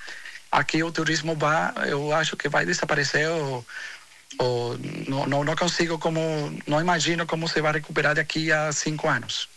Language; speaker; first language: Portuguese; non-native, fluent; Spanish